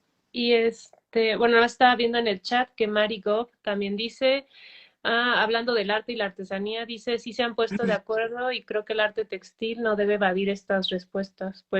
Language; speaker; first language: Spanish; native; Spanish